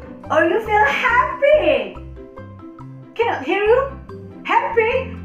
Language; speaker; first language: English; non-native, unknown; Indonesian